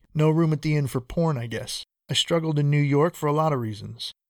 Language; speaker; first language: English; early bilingual, other home language; Spanish